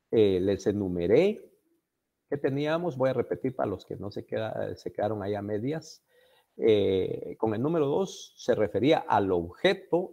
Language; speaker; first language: Spanish; native; Spanish